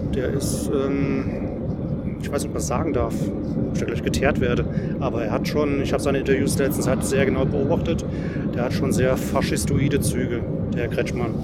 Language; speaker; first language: German; native; German